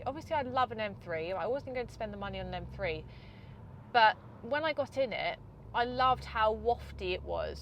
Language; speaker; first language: English; native; English